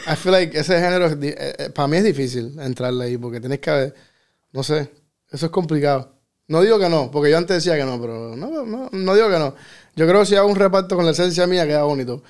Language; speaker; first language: Spanish; early bilingual, heritage; Spanish